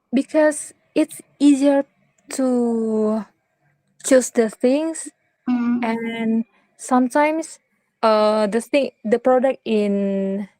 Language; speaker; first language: English; non-native, learner; Indonesian